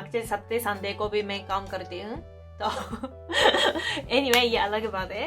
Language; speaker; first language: Hindi; non-native, fluent; Japanese